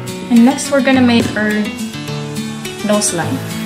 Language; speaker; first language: English; non-native, local second language; Filipino